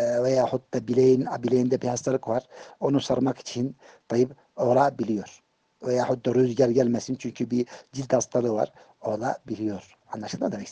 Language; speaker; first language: Turkish; native; Turkish